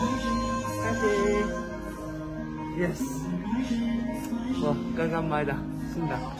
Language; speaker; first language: Chinese; non-native, learner; Japanese